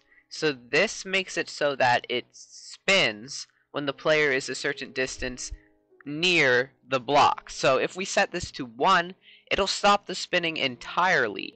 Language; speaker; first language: English; native; English